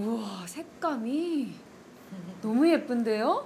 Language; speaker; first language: Korean; native; Korean